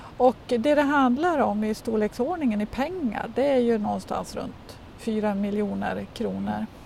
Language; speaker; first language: Swedish; native; Swedish